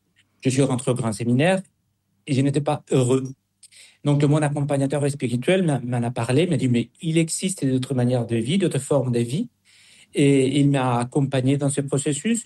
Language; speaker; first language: French; non-native, fluent; Spanish